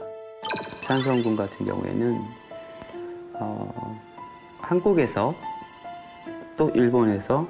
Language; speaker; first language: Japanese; non-native, learner; Korean